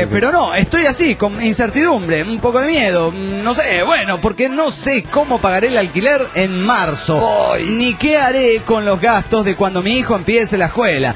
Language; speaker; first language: Spanish; native; Spanish